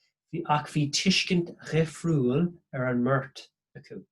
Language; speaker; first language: Irish; non-native, local second language; English